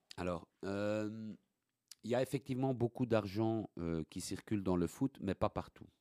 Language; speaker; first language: French; early bilingual, other home language; Italian